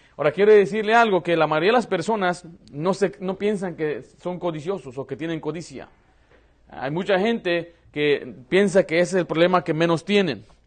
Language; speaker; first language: Spanish; early bilingual, heritage; Spanish